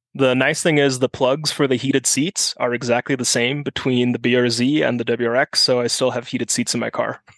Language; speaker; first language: English; non-native, fluent; German